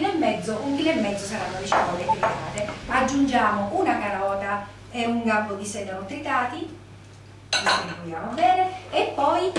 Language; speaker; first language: Italian; native; Italian